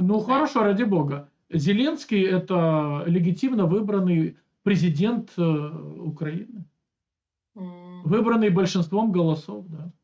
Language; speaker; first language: Russian; native; Russian